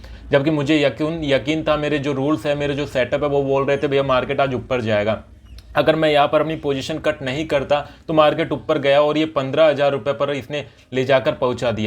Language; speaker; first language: Hindi; native; Hindi